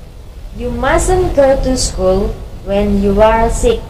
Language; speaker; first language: English; non-native, fluent; Indonesian